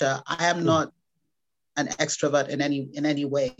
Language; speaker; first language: English; non-native, local second language; Igbo